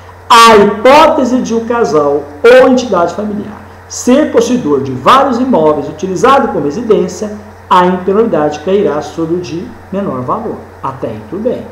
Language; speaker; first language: Portuguese; native; Portuguese